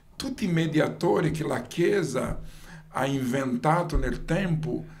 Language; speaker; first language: Italian; non-native, fluent; Portuguese